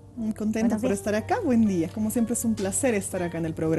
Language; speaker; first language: Spanish; native; Spanish